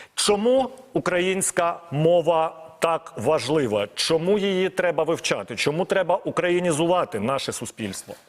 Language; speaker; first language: Ukrainian; native; Ukrainian